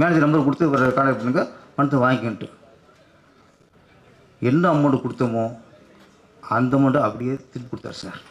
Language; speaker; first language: Tamil; native; Tamil